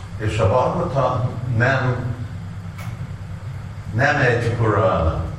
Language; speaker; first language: Hungarian; non-native, learner; Russian